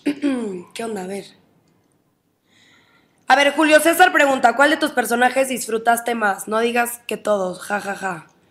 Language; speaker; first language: Spanish; native; Spanish